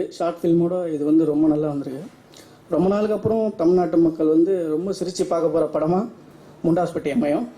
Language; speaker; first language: Tamil; native; Tamil